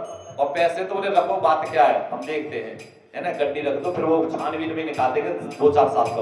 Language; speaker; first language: Hindi; native; Hindi